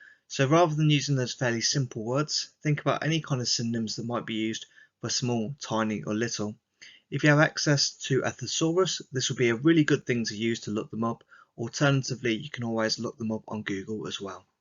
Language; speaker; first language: English; native; English